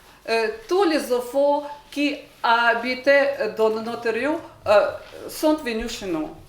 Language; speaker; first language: French; non-native, learner; Ukrainian